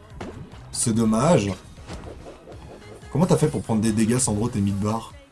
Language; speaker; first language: French; native; French